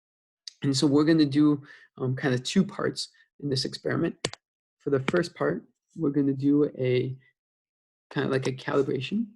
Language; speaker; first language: English; native; English